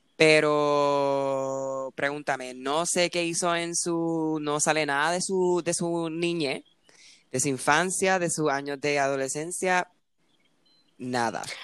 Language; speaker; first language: Spanish; early bilingual, heritage; Spanish